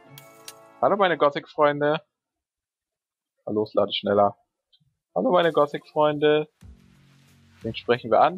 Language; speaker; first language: German; native; German